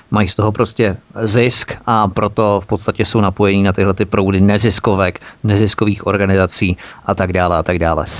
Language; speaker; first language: Czech; native; Czech